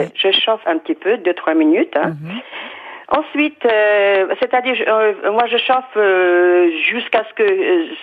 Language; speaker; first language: French; non-native, fluent; Polish